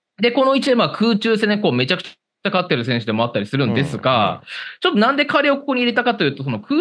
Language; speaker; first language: Japanese; native; Japanese